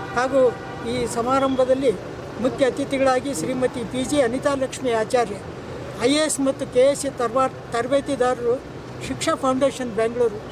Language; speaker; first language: Kannada; native; Kannada